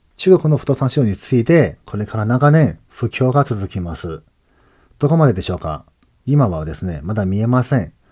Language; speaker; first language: Japanese; non-native, fluent; Chinese